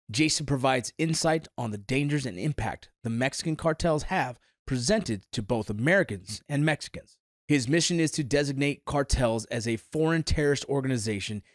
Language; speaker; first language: English; native; English